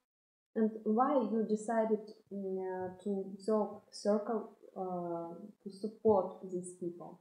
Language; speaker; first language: English; non-native, fluent; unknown